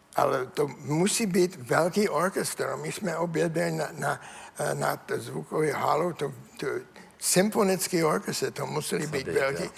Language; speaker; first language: Czech; non-native, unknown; English